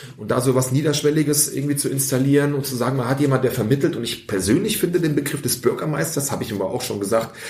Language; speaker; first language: German; early bilingual, other home language; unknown